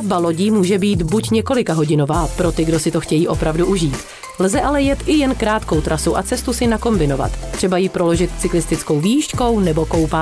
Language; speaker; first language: Czech; native; Czech